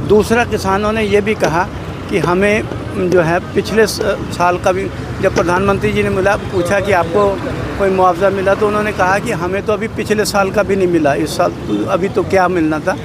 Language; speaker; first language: Hindi; non-native, local second language; Punjabi